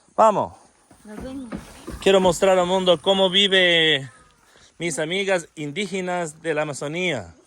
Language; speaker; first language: Spanish; non-native, learner; English